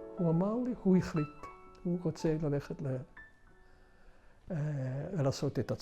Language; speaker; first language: Hebrew; non-native, fluent; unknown